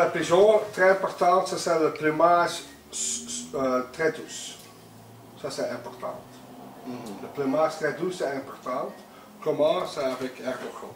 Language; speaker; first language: French; non-native, local second language; Dutch